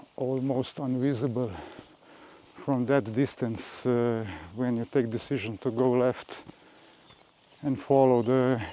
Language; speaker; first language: English; non-native, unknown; Slovenian